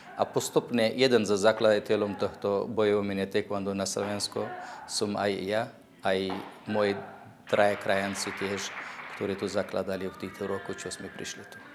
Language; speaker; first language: Slovak; non-native, fluent; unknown